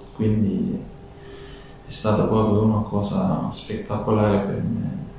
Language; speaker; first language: Italian; non-native, fluent; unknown